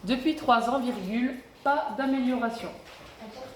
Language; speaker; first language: French; native; French